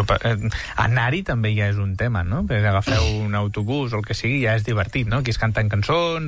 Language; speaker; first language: Catalan; native; Catalan